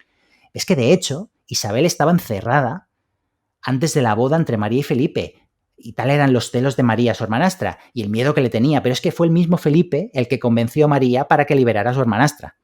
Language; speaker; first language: Spanish; native; Spanish